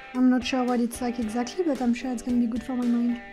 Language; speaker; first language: English; non-native, fluent; French